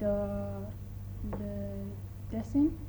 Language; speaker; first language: French; non-native, learner; English